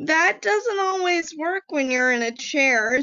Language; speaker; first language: English; native; English